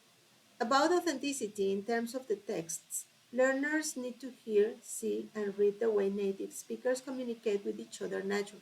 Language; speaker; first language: English; non-native, fluent; Spanish